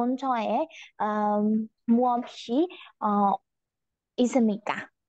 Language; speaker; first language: Korean; non-native, learner; Burmese